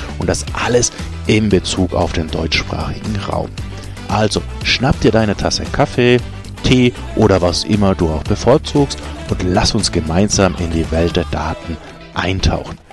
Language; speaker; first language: German; native; German